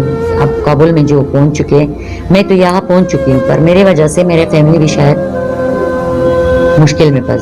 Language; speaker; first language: Hindi; non-native, fluent; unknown